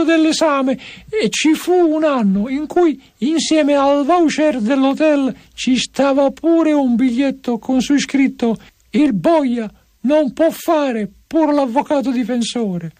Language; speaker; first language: Italian; native; Italian